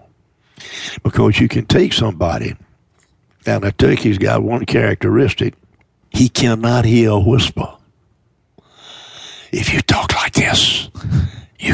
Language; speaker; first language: English; native; English